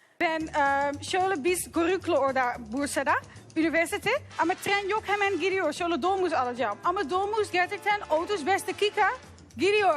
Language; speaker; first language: Turkish; non-native, learner; Dutch